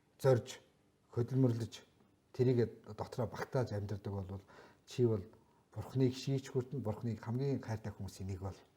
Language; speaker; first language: Mongolian; non-native, local second language; Kazakh